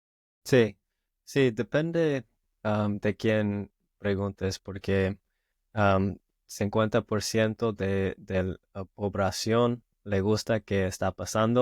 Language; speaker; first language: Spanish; non-native, learner; English